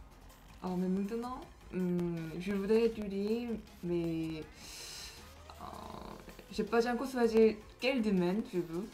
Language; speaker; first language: French; non-native, learner; Korean